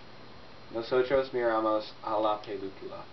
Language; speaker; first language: Spanish; non-native, learner; English